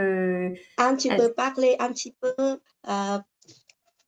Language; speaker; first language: French; non-native, learner; Vietnamese